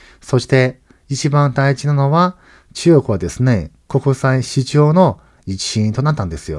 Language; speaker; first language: Japanese; non-native, fluent; Chinese